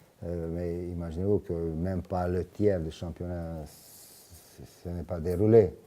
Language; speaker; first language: French; non-native, fluent; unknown